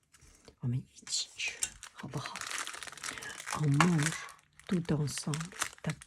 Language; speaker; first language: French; non-native, learner; Chinese